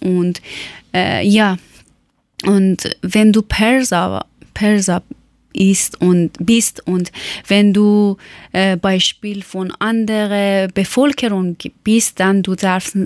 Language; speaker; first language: German; non-native, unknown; Persian